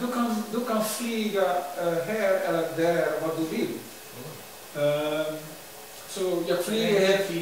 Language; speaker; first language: Swedish; non-native, learner; Dutch